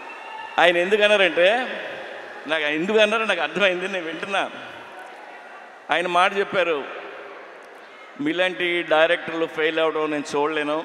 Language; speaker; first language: Telugu; native; Telugu